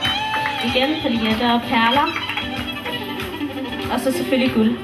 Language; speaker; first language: Danish; early bilingual, other home language; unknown